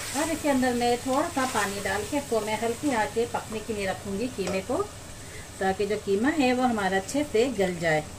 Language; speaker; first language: Hindi; native; Hindi